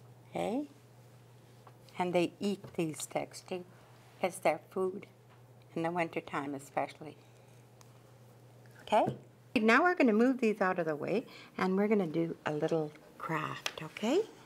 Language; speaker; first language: English; non-native, local second language; French